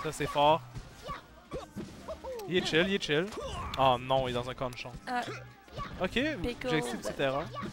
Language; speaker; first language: French; native; French